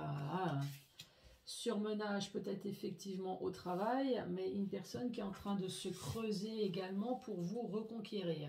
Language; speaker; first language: French; native; French